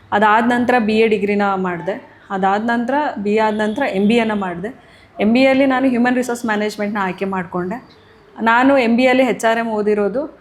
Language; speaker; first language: Kannada; non-native, local second language; Lambadi